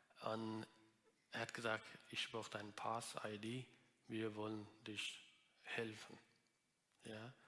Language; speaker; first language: German; non-native, learner; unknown